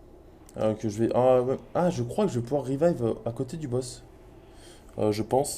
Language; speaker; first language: French; native; French